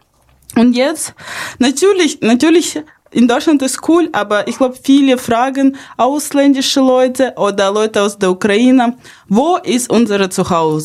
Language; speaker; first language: German; non-native, fluent; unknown